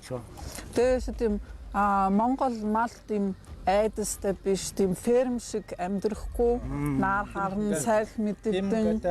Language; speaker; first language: Mongolian; non-native, fluent; Polish